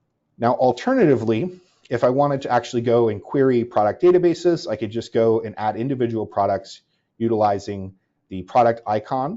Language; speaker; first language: English; native; English